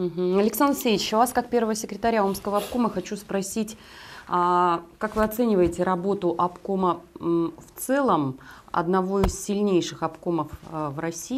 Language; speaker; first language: Russian; native; Russian